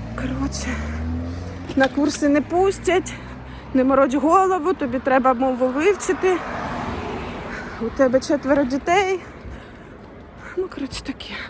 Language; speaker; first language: Ukrainian; native; Ukrainian